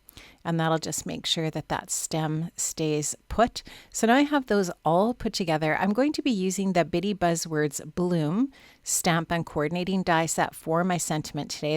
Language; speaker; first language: English; native; English